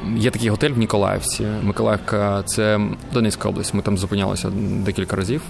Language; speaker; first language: Ukrainian; native; Ukrainian